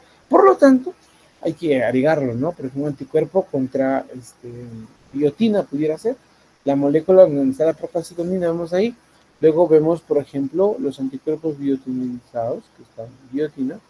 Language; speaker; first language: Spanish; native; Spanish